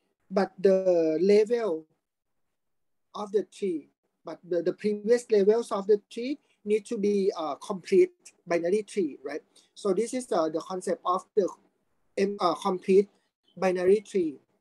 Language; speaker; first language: English; non-native, fluent; Thai